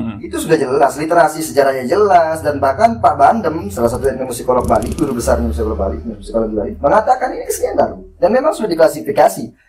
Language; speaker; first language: Indonesian; non-native, local second language; Sasak